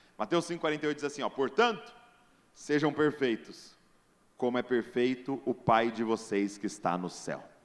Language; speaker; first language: Portuguese; native; Portuguese